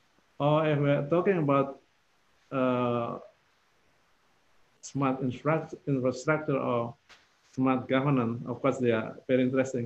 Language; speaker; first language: English; non-native, fluent; Indonesian